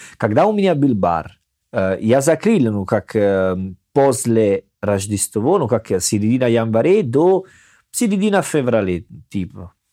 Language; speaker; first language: Russian; non-native, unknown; Italian